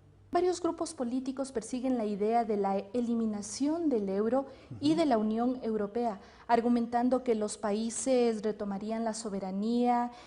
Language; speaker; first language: Spanish; native; Spanish